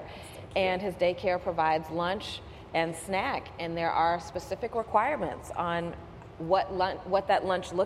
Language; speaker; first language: English; native; English